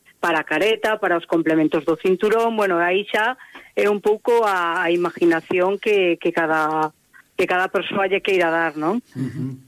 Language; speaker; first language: Galician; native; Galician